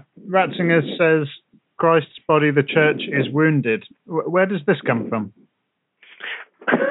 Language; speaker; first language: English; native; English